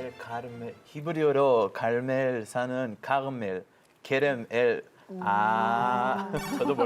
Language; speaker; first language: Korean; non-native, fluent; Hebrew